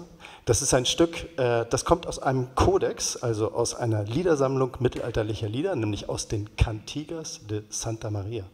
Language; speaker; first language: German; native; German